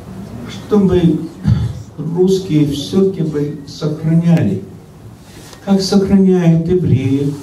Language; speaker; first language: Russian; early bilingual, heritage; Russian